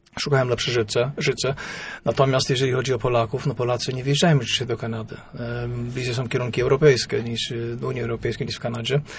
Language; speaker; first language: Polish; early bilingual, heritage; Polish